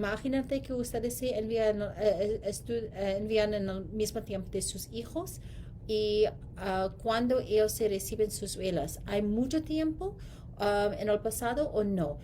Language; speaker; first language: Spanish; non-native, learner; English